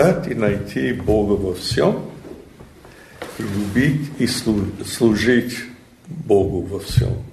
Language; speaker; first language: Russian; non-native, fluent; English